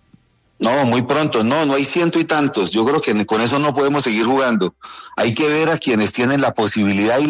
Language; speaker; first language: Spanish; native; Spanish